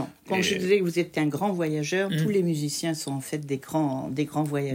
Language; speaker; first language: French; native; French